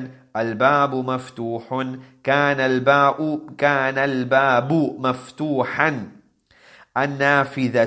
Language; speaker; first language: Arabic; non-native, fluent; English